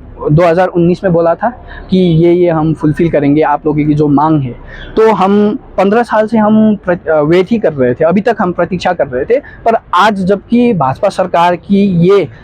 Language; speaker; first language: Hindi; non-native, local second language; Nepali